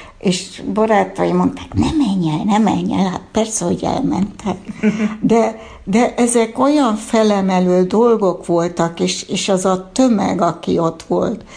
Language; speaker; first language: Hungarian; early bilingual, heritage; Hungarian